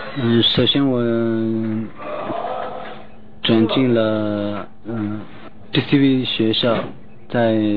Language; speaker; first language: Chinese; non-native, local second language; Tibetan